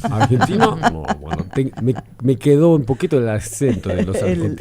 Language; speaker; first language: Spanish; non-native, fluent; German